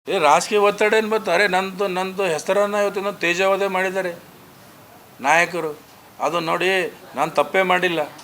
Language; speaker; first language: Kannada; native; Kannada